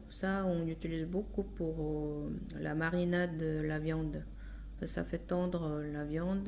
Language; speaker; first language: French; non-native, fluent; Korean